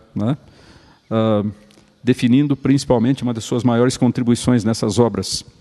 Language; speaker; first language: Portuguese; native; Portuguese